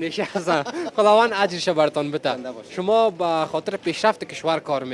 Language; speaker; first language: Persian; native; Persian